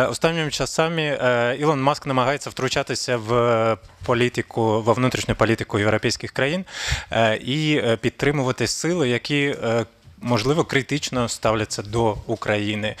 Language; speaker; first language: Ukrainian; non-native, local second language; Russian